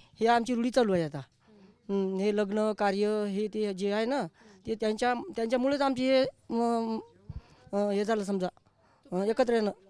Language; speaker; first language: Marathi; non-native, local second language; Lambadi